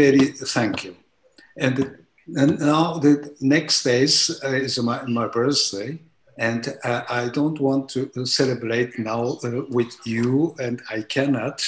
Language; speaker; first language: English; non-native, learner; Japanese